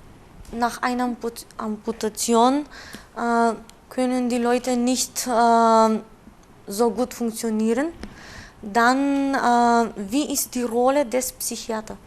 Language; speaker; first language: German; non-native, fluent; Macedonian